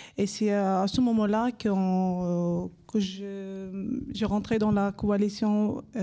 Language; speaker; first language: French; non-native, learner; Arabic